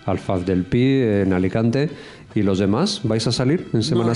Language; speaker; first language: Spanish; native; Spanish